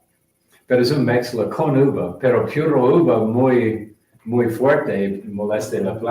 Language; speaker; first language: Spanish; non-native, learner; English